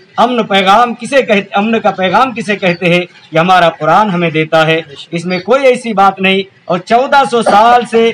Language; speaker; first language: Hindi; native; Hindi